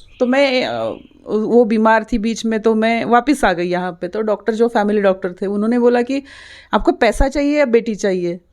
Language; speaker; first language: Hindi; non-native, local second language; Marathi